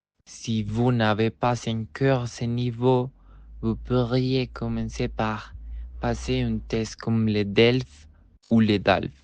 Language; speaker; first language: French; non-native, fluent; Spanish